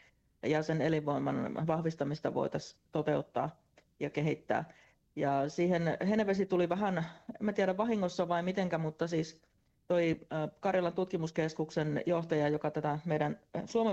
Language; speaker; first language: Finnish; native; Finnish